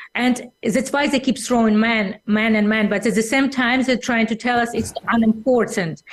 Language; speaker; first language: English; non-native, fluent; Russian